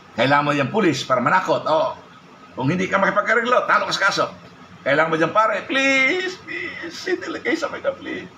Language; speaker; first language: English; non-native, local second language; Cebuano